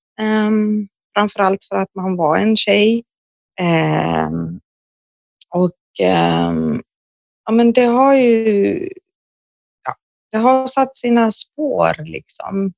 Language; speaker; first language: Swedish; early bilingual, other home language; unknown